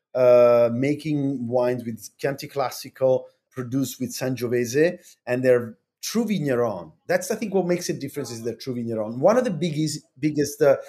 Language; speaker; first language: English; non-native, fluent; Italian